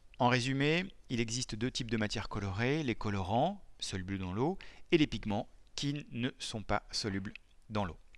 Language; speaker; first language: French; native; French